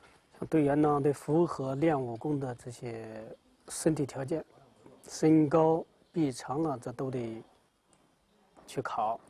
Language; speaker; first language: Chinese; native; Chinese